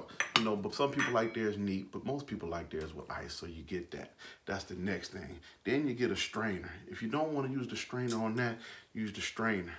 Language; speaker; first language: English; native; English